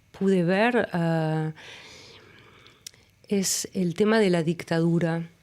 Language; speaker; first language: Spanish; early bilingual, other home language; German